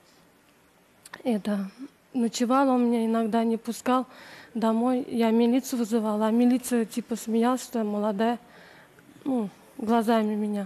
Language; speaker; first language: Russian; native; Russian